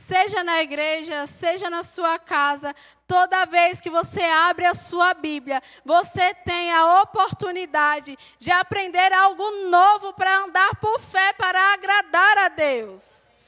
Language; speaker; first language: Portuguese; native; Portuguese